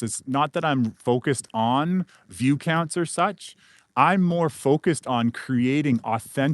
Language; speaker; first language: English; native; English